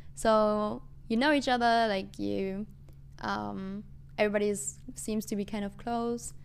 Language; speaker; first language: English; non-native, fluent; German